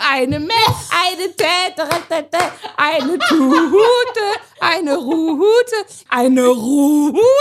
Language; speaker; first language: German; native; German